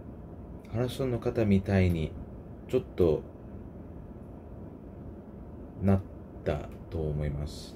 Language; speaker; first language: Japanese; non-native, learner; English